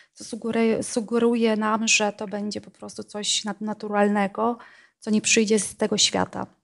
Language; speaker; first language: Polish; non-native, fluent; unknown